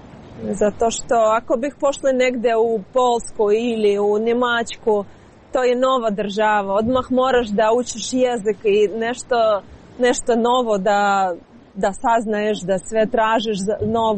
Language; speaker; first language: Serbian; non-native, learner; Ukrainian